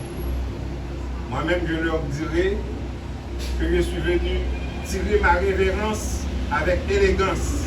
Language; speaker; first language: French; non-native, local second language; Haitian Creole